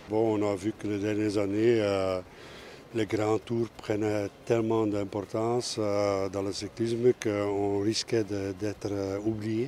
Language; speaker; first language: French; non-native, local second language; Dutch